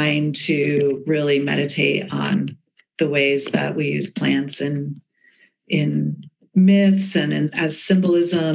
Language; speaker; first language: English; native; English